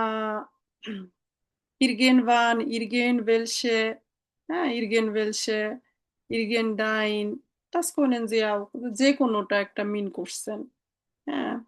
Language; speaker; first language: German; non-native, fluent; Bangla